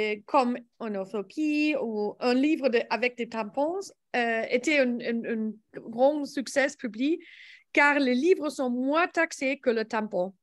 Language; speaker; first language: French; non-native, learner; English